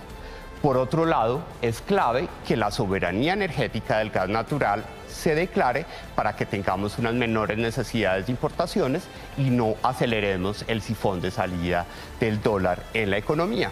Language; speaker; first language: Spanish; native; Spanish